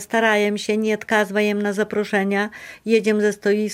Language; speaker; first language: Polish; non-native, local second language; Belarusian